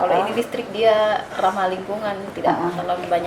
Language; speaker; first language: Indonesian; native; Indonesian